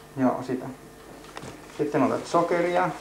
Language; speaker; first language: Finnish; native; Finnish